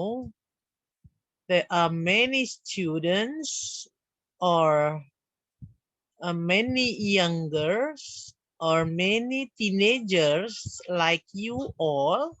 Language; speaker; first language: English; non-native, learner; Indonesian